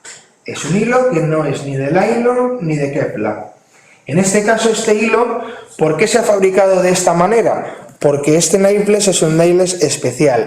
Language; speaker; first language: Spanish; native; Spanish